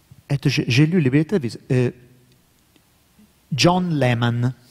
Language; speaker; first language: French; non-native, learner; Italian